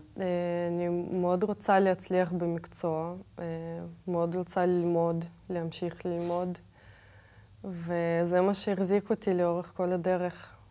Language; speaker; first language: Hebrew; non-native, fluent; Russian